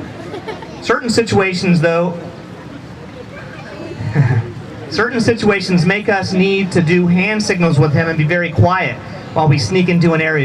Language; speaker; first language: English; native; English